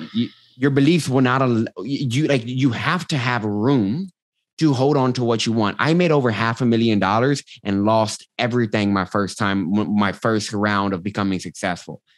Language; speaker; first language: English; native; English